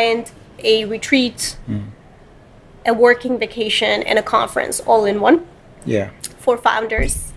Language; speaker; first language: English; non-native, fluent; Romanian